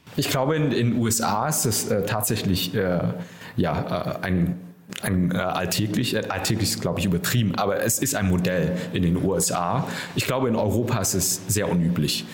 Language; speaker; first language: German; early bilingual, other home language; Vietnamese